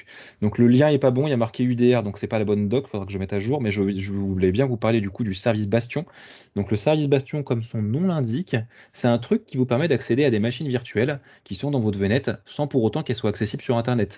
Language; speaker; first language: French; native; French